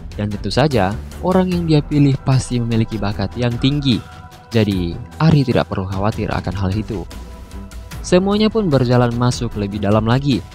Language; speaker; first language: Indonesian; native; Indonesian